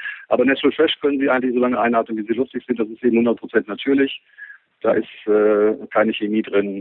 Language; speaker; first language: German; native; German